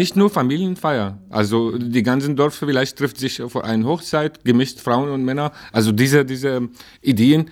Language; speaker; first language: German; non-native, learner; Arabic